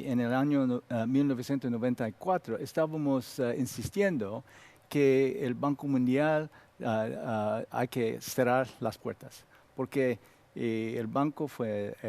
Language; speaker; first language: Spanish; non-native, learner; Korean